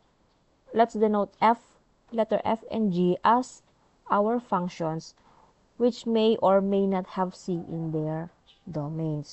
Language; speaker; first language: English; non-native, local second language; Filipino